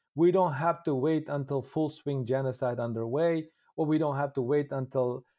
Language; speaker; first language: English; non-native, fluent; Uyghur